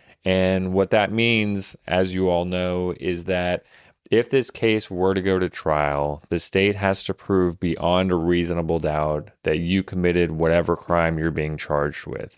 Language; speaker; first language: English; native; English